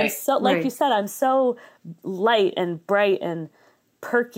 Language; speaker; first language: English; native; English